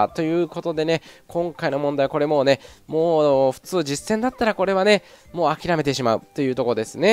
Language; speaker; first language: Japanese; native; Japanese